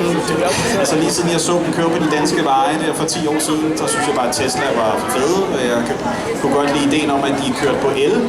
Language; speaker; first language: Danish; native; Danish